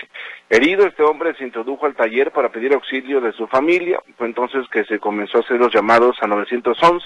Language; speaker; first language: Spanish; native; Spanish